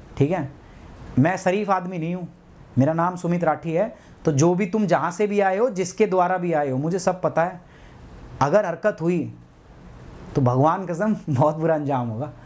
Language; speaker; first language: Hindi; native; Hindi